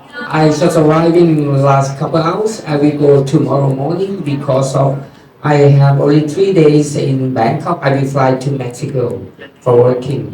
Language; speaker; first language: English; non-native, learner; Thai